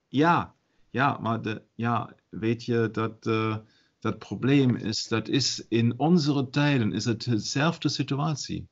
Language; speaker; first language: Dutch; non-native, fluent; German